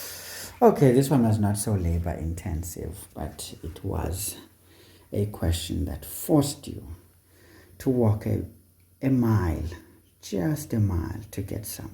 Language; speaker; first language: English; non-native, local second language; Xhosa